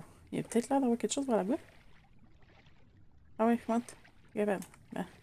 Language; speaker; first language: French; native; French